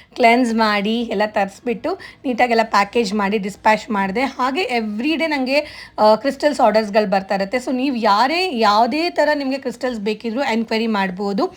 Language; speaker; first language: Kannada; native; Kannada